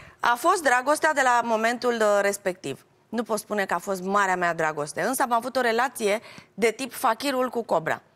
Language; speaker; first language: Romanian; native; Romanian